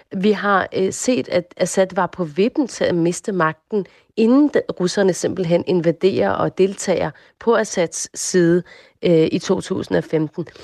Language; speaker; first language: Danish; early bilingual, other home language; Arabic